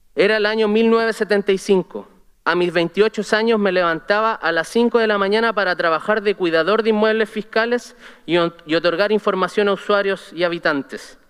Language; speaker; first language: Spanish; native; Spanish